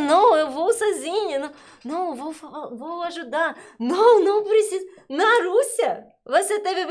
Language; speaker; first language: Portuguese; non-native, learner; Russian